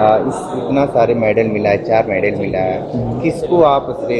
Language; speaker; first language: Hindi; native; Hindi